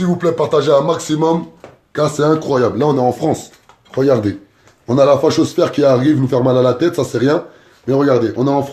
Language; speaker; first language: French; native; French